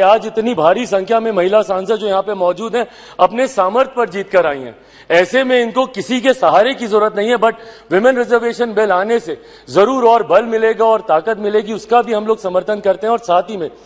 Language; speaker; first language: Hindi; native; Hindi